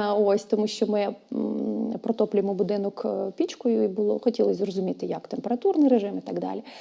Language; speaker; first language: Ukrainian; native; Ukrainian